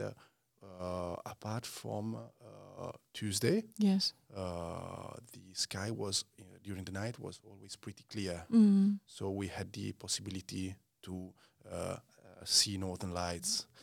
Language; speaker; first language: English; non-native, learner; Italian